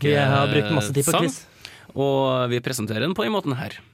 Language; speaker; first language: Norwegian; native; Norwegian